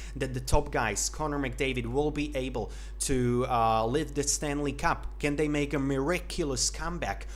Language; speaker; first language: English; non-native, fluent; Slovak